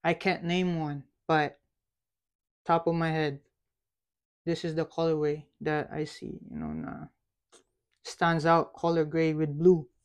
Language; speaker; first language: English; non-native, local second language; Filipino